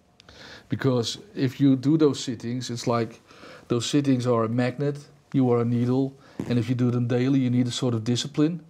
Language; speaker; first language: English; non-native, fluent; Dutch